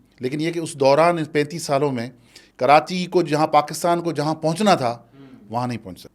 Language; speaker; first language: Urdu; non-native, local second language; Sindhi